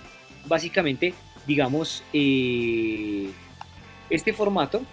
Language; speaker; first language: Spanish; native; Spanish